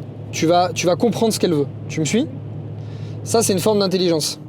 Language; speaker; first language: French; native; French